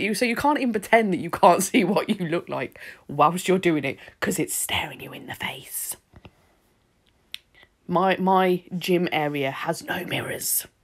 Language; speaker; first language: English; native; English